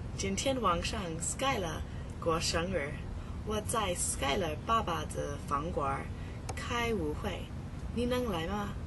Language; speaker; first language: Chinese; non-native, learner; English